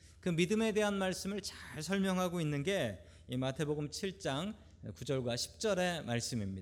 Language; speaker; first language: Korean; native; Korean